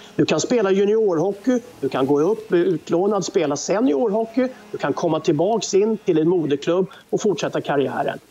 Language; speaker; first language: Swedish; native; Swedish